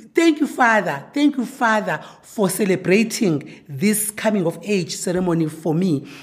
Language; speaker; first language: English; non-native, local second language; Zulu